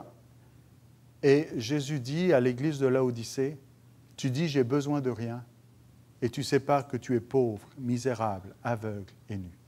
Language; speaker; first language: French; native; French